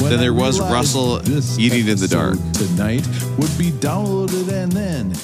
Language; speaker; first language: English; native; English